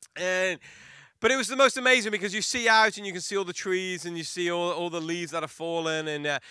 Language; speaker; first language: English; native; English